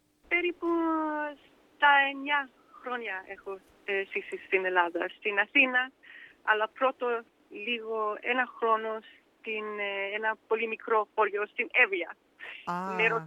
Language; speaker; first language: Greek; early bilingual, heritage; Danish